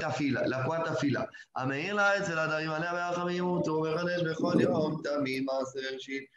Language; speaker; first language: Hebrew; non-native, fluent; Spanish